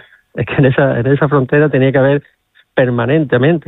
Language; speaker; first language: Spanish; native; Spanish